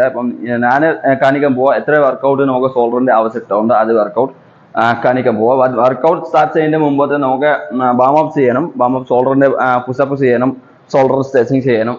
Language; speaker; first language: Malayalam; non-native, learner; Assamese